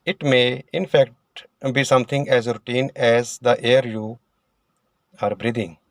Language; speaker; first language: English; non-native, local second language; Punjabi